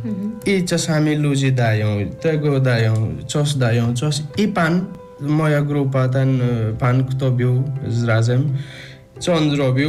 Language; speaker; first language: Polish; non-native, learner; Nepali